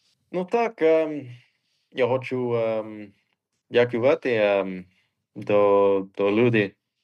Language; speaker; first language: Ukrainian; non-native, learner; English